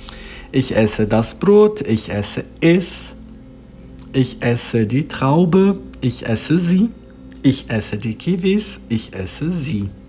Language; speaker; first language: German; non-native, fluent; Portuguese